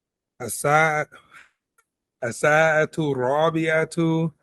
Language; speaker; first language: Arabic; non-native, learner; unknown